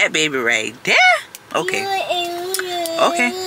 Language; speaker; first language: English; native; English